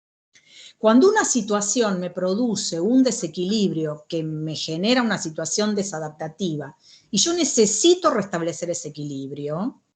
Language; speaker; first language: Spanish; native; Spanish